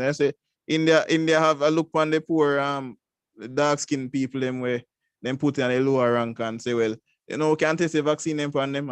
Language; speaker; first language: English; native; English